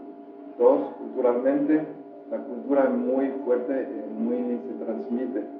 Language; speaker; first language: Spanish; non-native, fluent; French